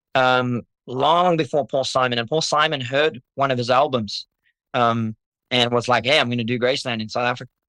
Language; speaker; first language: English; native; English